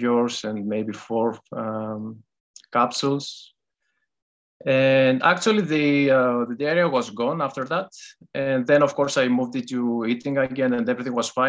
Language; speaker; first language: English; non-native, fluent; Greek